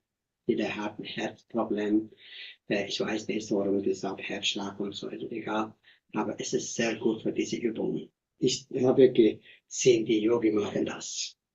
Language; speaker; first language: German; non-native, fluent; Tibetan